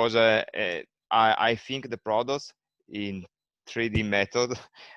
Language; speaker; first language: English; non-native, learner; Italian